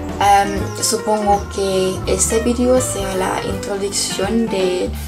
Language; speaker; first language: Spanish; non-native, learner; Dutch